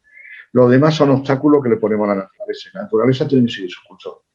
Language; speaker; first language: Spanish; native; Spanish